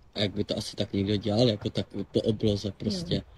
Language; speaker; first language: English; native; English